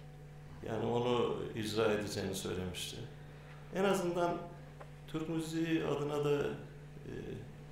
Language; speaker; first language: Turkish; native; Turkish